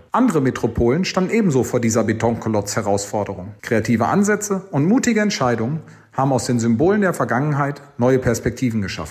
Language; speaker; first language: German; native; German